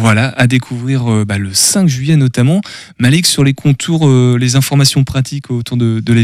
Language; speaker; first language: French; native; French